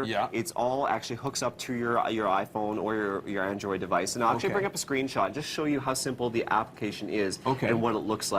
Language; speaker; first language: English; native; English